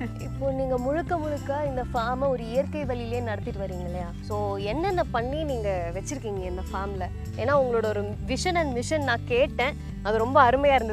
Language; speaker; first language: Tamil; native; Tamil